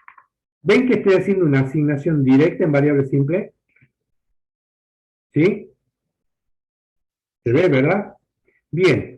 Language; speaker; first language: Spanish; native; Spanish